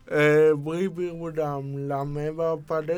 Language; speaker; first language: Catalan; non-native, local second language; Spanish